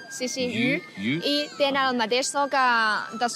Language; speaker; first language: Catalan; non-native, learner; Chinese